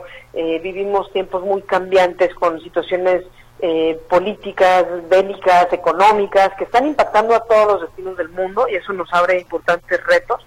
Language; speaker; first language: Spanish; native; Spanish